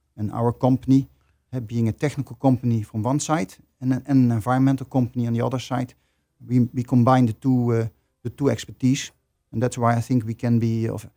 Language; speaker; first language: English; non-native, fluent; Dutch